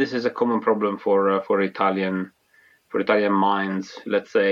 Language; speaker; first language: English; non-native, fluent; Italian